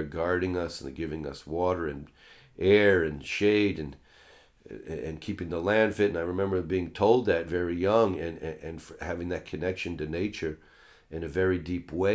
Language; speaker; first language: English; native; English